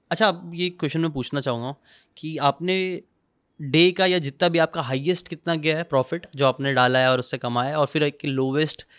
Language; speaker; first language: Hindi; native; Hindi